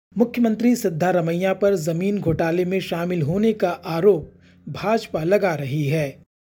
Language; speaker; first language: Hindi; native; Hindi